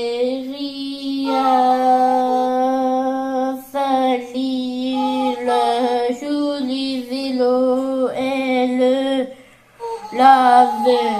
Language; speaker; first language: French; native; French